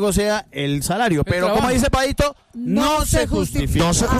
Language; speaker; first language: Spanish; native; Spanish